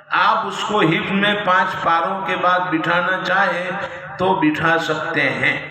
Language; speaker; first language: Urdu; non-native, local second language; Gujarati